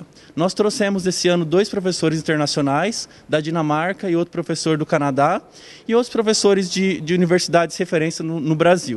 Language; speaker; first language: Portuguese; native; Portuguese